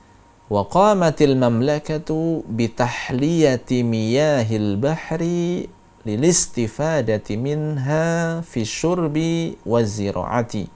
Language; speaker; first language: Arabic; non-native, fluent; Indonesian